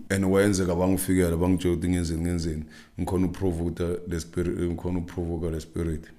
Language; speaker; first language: Zulu; non-native, local second language; Northern Sotho